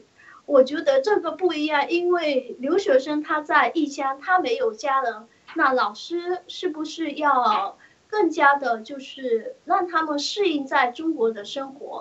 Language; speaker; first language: Chinese; early bilingual, heritage; Chinese